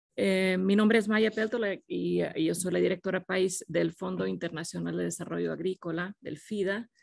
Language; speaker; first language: Spanish; non-native, fluent; Finnish